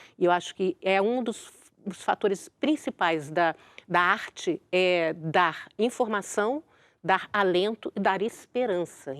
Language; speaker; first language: Portuguese; native; Portuguese